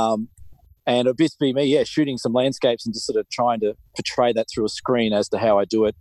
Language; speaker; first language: English; native; English